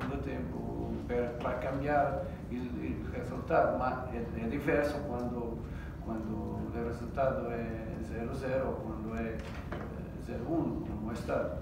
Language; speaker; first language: Italian; non-native, fluent; Portuguese